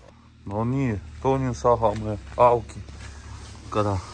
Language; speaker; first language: Finnish; non-native, learner; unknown